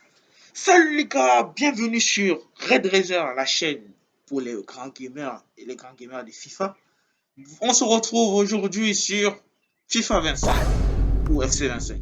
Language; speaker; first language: French; native; French